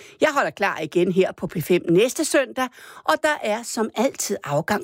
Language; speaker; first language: Danish; native; Danish